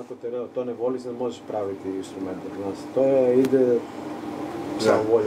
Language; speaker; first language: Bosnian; non-native, learner; Greek